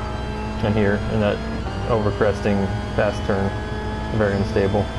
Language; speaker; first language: English; native; English